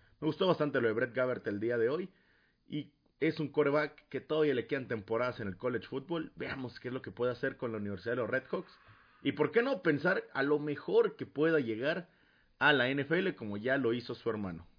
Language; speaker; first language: Spanish; native; Spanish